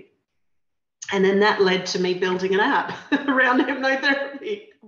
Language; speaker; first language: English; native; English